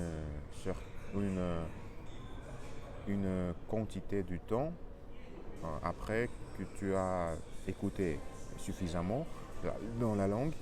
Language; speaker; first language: French; non-native, learner; Russian